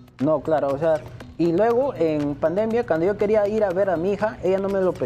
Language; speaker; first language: Spanish; native; Spanish